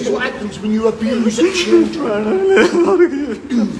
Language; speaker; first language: English; native; English